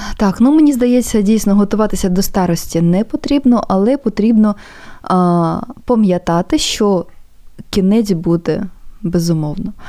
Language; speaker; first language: Ukrainian; native; Ukrainian